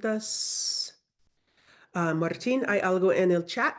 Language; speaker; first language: Spanish; non-native, learner; English